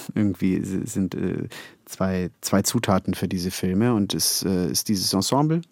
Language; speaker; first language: German; native; German